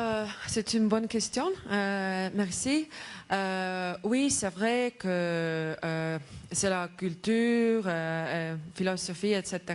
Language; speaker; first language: French; non-native, learner; Estonian